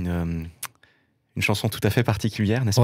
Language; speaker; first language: French; native; French